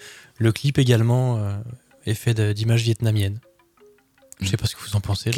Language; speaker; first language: French; native; French